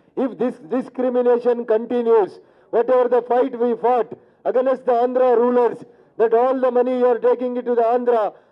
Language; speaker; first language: English; non-native, local second language; Telugu